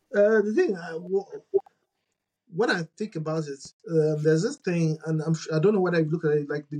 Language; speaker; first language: English; non-native, local second language; Igbo